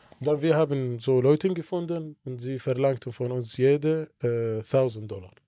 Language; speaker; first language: German; non-native, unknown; Arabic